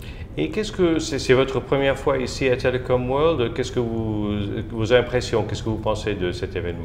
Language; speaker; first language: French; non-native, fluent; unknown